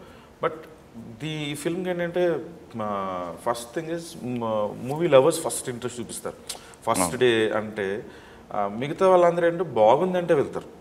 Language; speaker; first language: Telugu; native; Telugu